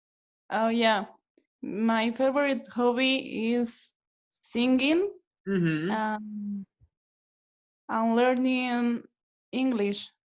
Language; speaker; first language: English; non-native, learner; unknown